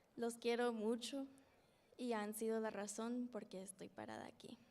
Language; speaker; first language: Spanish; early bilingual, other home language; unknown